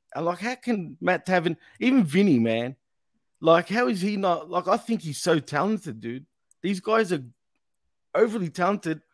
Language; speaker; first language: English; native; English